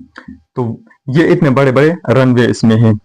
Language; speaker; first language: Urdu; non-native, fluent; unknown